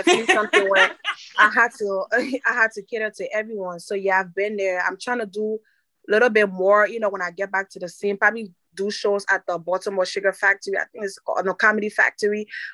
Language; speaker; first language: English; non-native, fluent; French